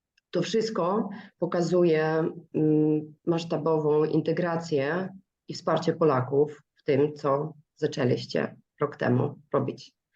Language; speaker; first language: Polish; non-native, fluent; Russian